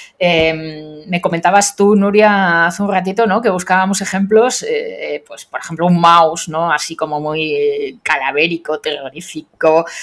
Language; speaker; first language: Spanish; native; Spanish